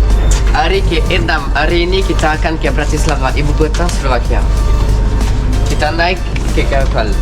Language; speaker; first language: Indonesian; non-native, learner; French